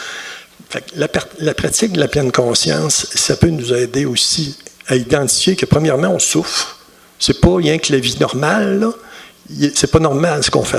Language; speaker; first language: French; native; French